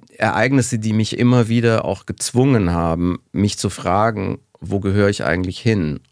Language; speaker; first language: German; native; German